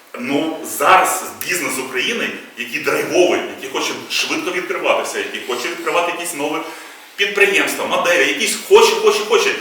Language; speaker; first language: Ukrainian; native; Ukrainian